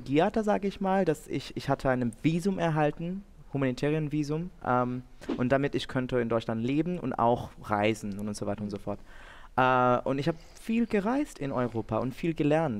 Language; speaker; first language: German; non-native, fluent; Bangla